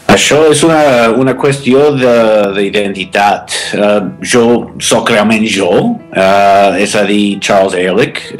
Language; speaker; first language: Catalan; non-native, fluent; English